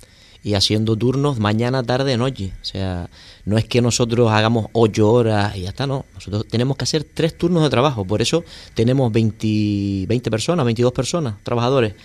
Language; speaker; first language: Spanish; native; Spanish